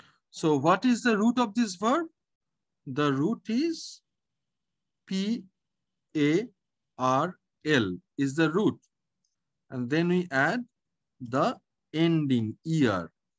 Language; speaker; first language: English; non-native, local second language; Bangla